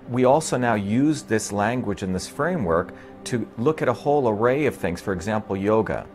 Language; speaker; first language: English; non-native, local second language; Tamil